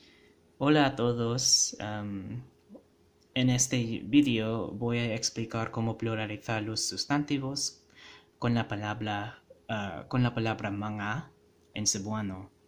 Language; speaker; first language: Spanish; non-native, fluent; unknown